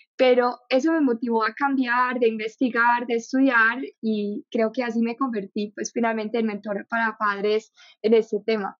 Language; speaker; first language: Spanish; non-native, fluent; German